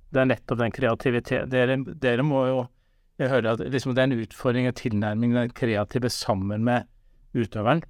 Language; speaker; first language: Norwegian; native; Norwegian